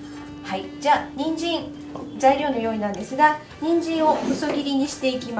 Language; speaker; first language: Japanese; native; Japanese